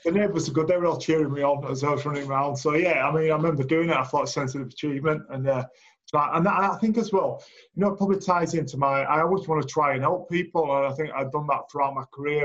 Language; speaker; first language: English; native; English